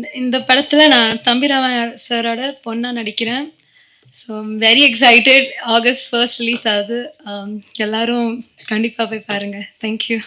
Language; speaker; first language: Tamil; non-native, learner; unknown